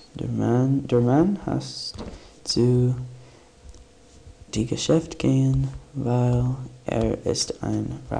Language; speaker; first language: German; non-native, learner; English